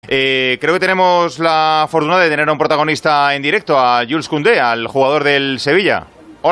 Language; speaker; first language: Spanish; native; Spanish